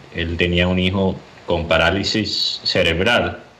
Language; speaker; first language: Spanish; early bilingual, heritage; Spanish